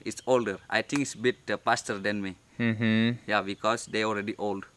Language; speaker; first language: English; non-native, learner; Indonesian